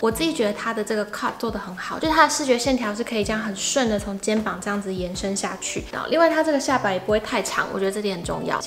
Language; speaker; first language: Chinese; native; Chinese